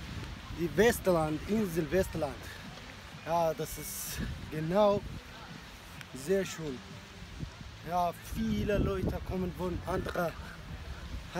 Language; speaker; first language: German; non-native, learner; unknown